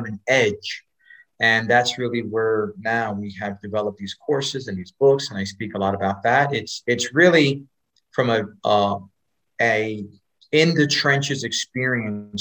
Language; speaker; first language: English; native; English